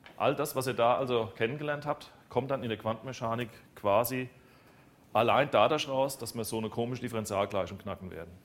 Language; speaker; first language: German; native; German